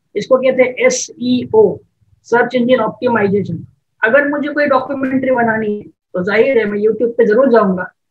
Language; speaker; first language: Hindi; non-native, local second language; Marathi